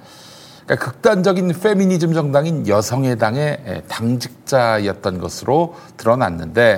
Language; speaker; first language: Korean; native; Korean